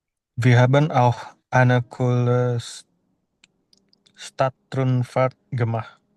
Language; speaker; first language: German; non-native, learner; Indonesian